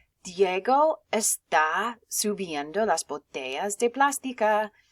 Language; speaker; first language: Spanish; non-native, fluent; English